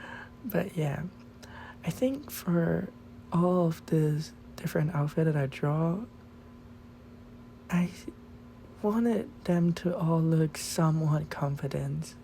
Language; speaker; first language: English; non-native, fluent; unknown